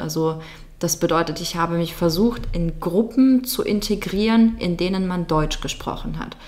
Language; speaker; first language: German; early bilingual, other home language; Russian